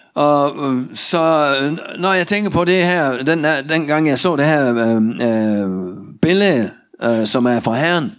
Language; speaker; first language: Danish; non-native, fluent; Russian